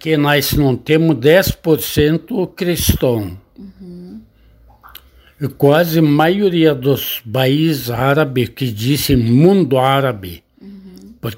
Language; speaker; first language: Portuguese; non-native, learner; Arabic